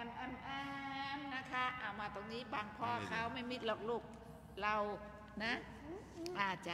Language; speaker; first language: Thai; native; Thai